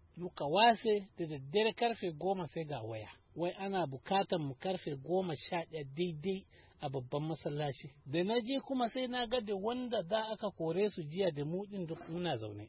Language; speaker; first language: Hausa; non-native, local second language; Fula